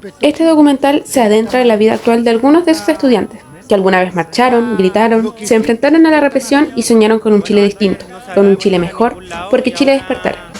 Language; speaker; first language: Spanish; native; Spanish